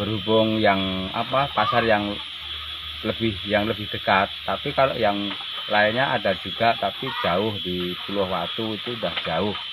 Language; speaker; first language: Indonesian; non-native, local second language; Javanese